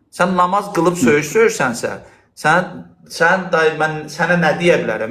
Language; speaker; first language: Azerbaijani; non-native, local second language; Lezghian